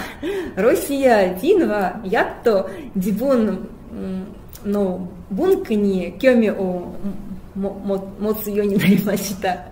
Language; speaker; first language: Japanese; non-native, fluent; Russian